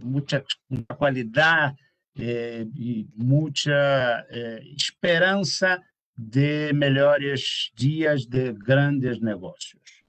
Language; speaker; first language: Spanish; non-native, learner; Portuguese